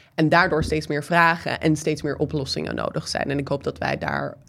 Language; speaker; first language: Dutch; non-native, fluent; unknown